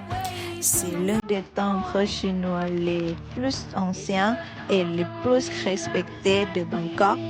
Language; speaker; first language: French; non-native, learner; Thai